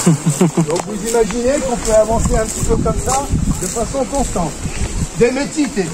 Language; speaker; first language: French; native; French